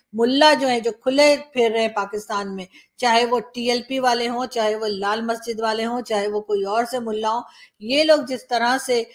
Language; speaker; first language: Urdu; native; Urdu